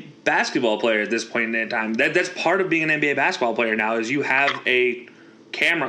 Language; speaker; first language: English; native; English